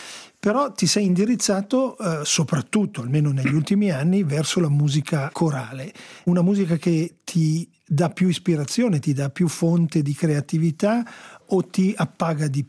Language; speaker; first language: Italian; native; Italian